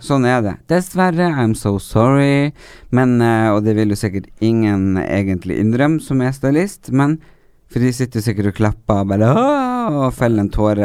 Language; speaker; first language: Norwegian; native; Norwegian